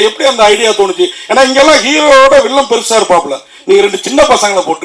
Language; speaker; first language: Tamil; native; Tamil